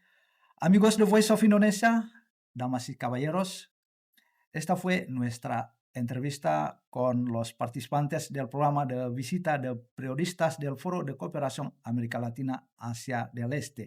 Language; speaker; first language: Spanish; non-native, learner; Indonesian